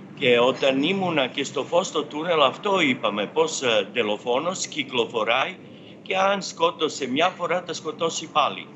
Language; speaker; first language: Greek; native; Greek